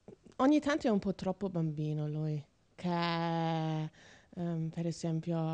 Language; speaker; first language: Italian; non-native, learner; German